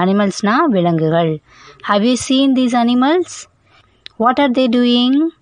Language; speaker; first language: English; non-native, local second language; Tamil